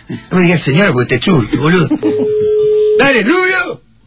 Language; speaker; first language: Spanish; native; Spanish